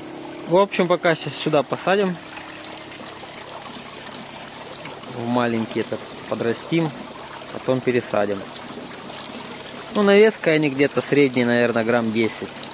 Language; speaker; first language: Russian; native; Russian